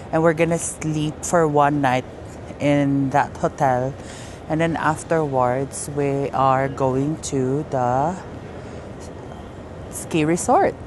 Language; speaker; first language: English; non-native, local second language; Filipino